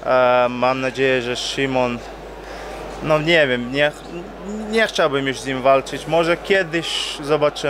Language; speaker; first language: Polish; non-native, fluent; Chechen